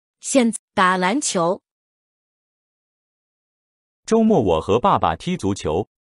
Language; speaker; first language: Chinese; non-native, learner; English